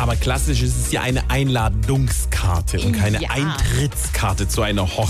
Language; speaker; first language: German; native; German